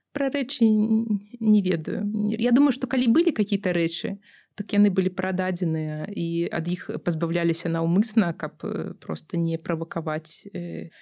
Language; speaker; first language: Belarusian; non-native, local second language; Russian